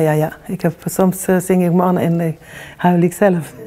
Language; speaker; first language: Dutch; non-native, learner; Kabuverdianu